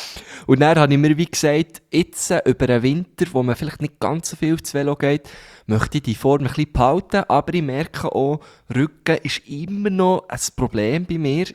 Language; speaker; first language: German; native; German